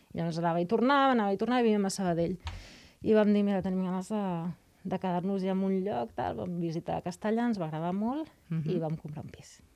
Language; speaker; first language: Catalan; native; Catalan